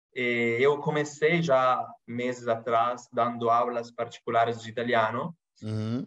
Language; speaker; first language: Portuguese; non-native, fluent; Italian